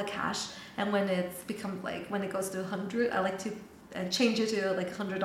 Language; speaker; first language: English; non-native, fluent; Chinese